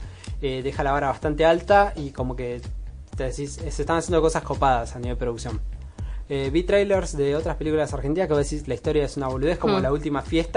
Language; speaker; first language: Spanish; native; Spanish